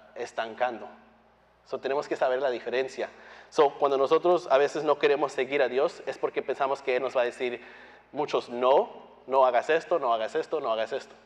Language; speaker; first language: Spanish; early bilingual, heritage; Spanish